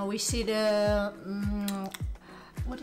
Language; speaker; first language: English; non-native, learner; Indonesian